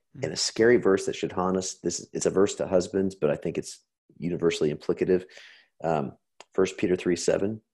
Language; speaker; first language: English; native; English